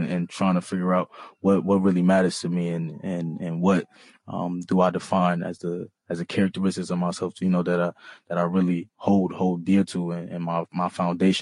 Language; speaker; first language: English; early bilingual, other home language; Bambara